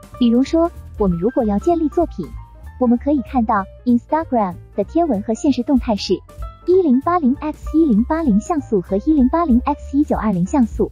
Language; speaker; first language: Chinese; native; Chinese